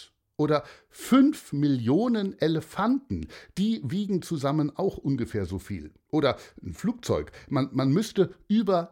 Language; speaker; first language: German; native; German